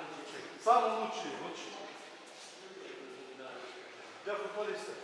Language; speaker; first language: Russian; non-native, local second language; Kyrgyz